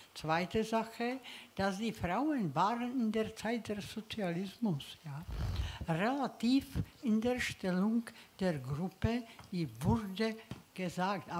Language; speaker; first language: German; non-native, learner; Czech